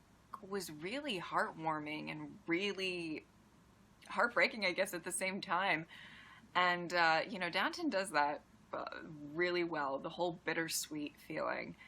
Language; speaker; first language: English; native; English